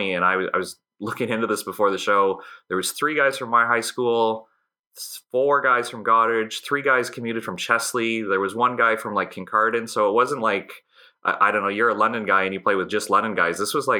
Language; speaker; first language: English; native; English